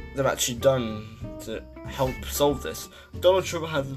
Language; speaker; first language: English; native; English